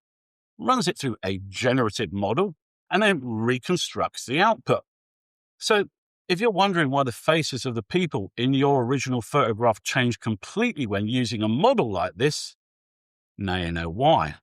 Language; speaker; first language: English; native; English